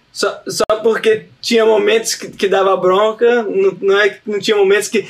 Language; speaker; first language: Portuguese; early bilingual, heritage; Portuguese